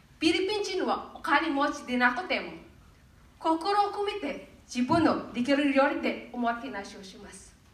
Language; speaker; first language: Japanese; non-native, learner; Filipino